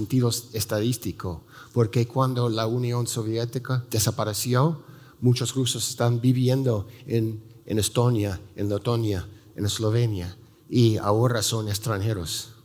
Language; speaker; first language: Spanish; non-native, fluent; English